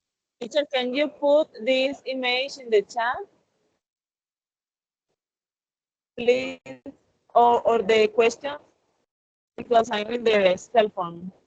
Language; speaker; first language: English; non-native, learner; Spanish